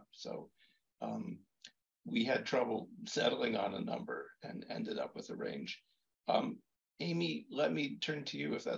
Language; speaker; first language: English; native; English